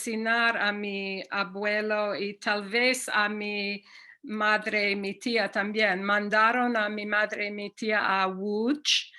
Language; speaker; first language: Spanish; non-native, fluent; English